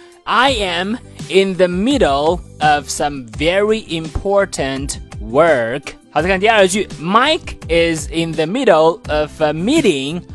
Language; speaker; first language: English; non-native, fluent; Chinese